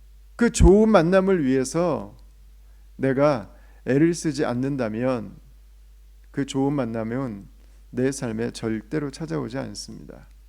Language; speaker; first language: Korean; native; Korean